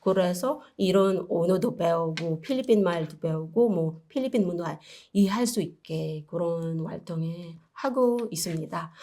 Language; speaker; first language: Korean; non-native, learner; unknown